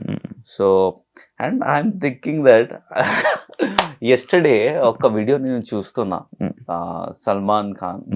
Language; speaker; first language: Telugu; non-native, learner; Hindi